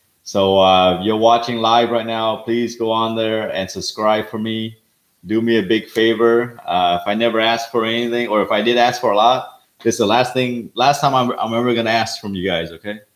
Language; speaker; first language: English; early bilingual, other home language; Vietnamese